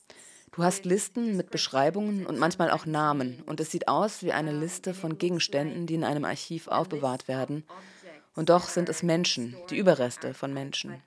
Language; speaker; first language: German; non-native, fluent; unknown